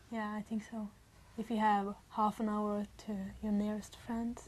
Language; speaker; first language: English; non-native, learner; Norwegian